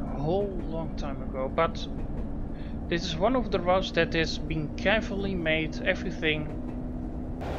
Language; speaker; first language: English; non-native, fluent; Dutch